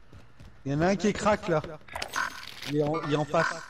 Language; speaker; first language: French; native; French